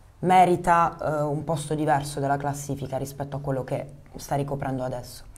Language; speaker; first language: Italian; native; Italian